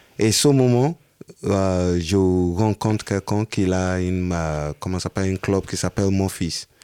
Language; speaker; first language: French; non-native, learner; Yoruba